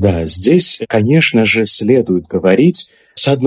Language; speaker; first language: Russian; native; Russian